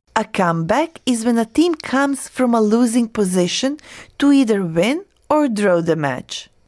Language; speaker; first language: English; non-native, fluent; Croatian